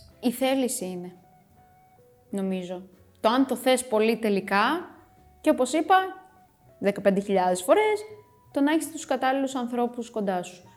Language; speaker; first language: Greek; early bilingual, other home language; Romanian